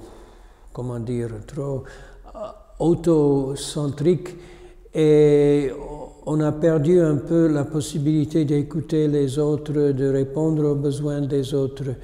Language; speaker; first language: French; non-native, fluent; English